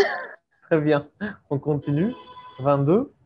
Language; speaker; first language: French; native; French